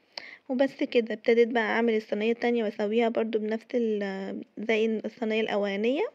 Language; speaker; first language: Arabic; native; Arabic